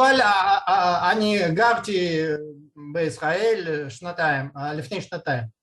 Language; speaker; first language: Hebrew; non-native, learner; Russian